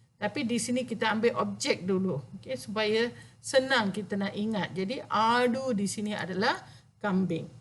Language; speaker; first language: Malay; non-native, local second language; Tamil